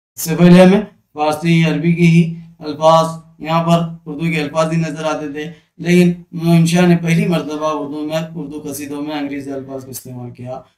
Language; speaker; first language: Urdu; native; Urdu